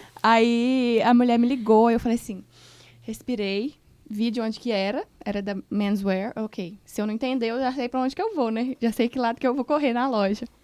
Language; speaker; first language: Portuguese; native; Portuguese